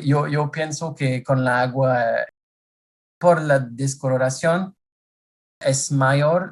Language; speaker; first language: Spanish; non-native, fluent; French